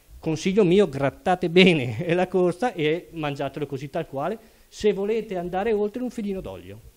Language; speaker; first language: Italian; native; Italian